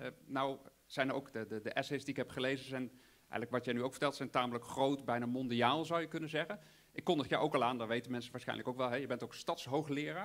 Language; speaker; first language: Dutch; native; Dutch